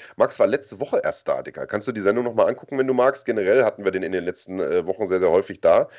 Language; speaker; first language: German; native; German